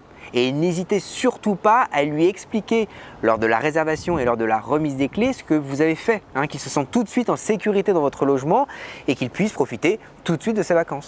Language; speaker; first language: French; native; French